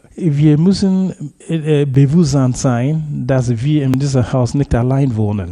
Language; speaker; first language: German; non-native, fluent; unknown